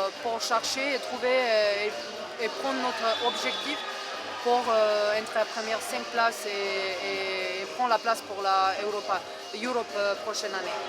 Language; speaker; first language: French; non-native, fluent; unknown